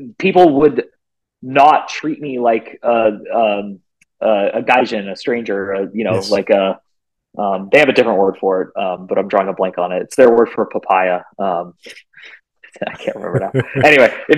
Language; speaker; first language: English; native; English